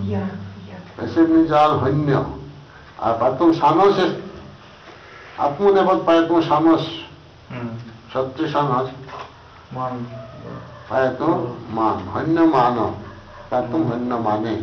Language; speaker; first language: Russian; non-native, learner; Bangla